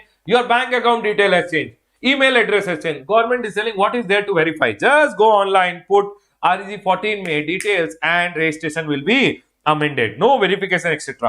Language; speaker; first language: English; non-native, local second language; Hindi